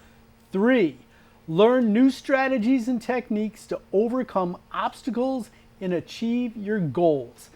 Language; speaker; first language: English; native; English